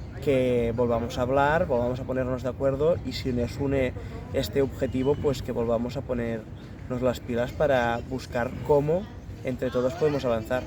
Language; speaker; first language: Spanish; non-native, local second language; Catalan